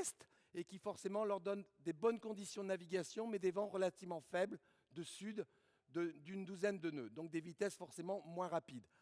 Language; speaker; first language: French; native; French